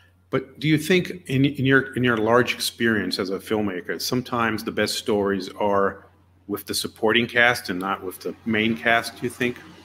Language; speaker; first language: English; non-native, fluent; Portuguese